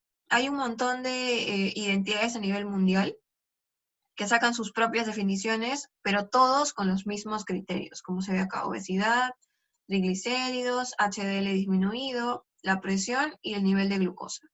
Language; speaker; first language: Spanish; native; Spanish